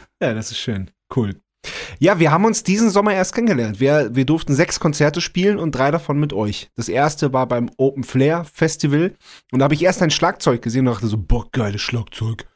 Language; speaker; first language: German; native; German